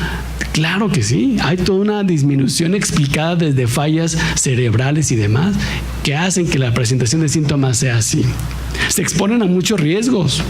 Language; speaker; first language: Spanish; native; Spanish